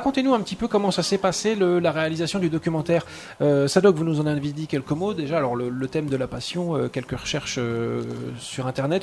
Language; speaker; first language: French; native; French